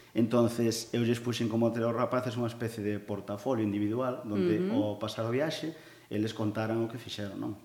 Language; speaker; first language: Galician; non-native, local second language; Spanish